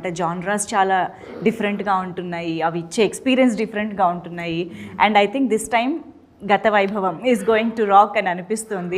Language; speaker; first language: Telugu; native; Telugu